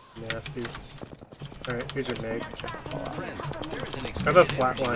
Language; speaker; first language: English; native; English